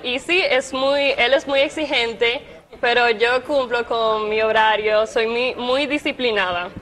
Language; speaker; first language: Spanish; native; Spanish